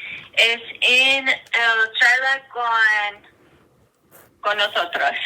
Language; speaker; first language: Spanish; non-native, learner; English